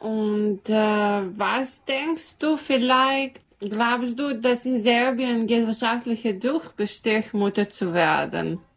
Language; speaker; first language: German; non-native, learner; Serbian